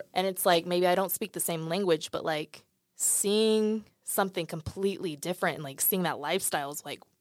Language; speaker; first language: English; native; English